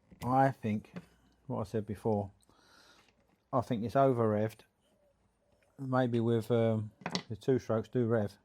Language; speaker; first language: English; native; English